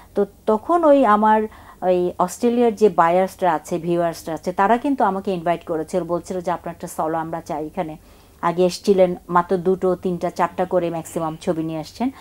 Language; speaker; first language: Bangla; non-native, local second language; Chakma